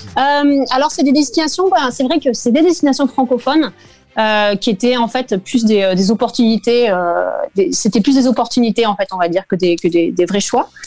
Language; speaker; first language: French; native; French